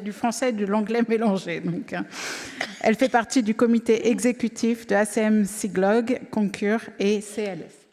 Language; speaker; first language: French; native; French